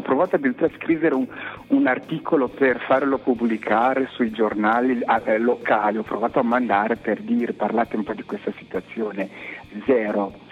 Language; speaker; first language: Italian; non-native, fluent; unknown